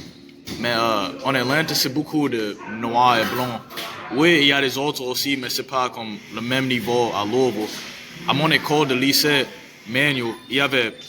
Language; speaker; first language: French; non-native, learner; English